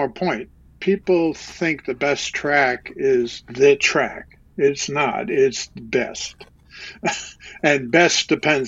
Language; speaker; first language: English; native; English